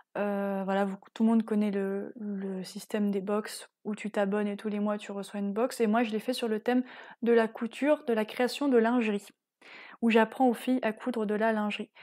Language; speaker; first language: French; native; French